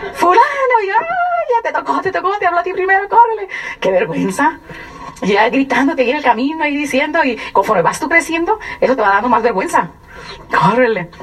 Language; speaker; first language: Spanish; native; Spanish